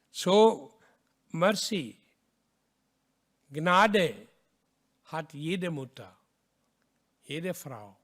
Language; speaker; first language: German; non-native, learner; Hindi